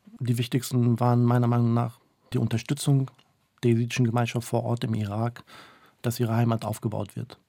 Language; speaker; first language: German; early bilingual, other home language; Kurdish